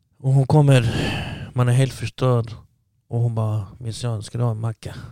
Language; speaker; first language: Swedish; early bilingual, other home language; Arabic